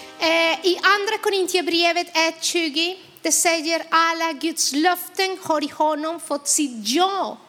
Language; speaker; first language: Swedish; non-native, fluent; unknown